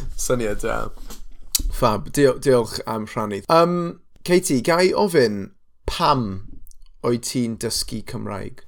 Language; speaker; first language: Welsh; non-native, local second language; English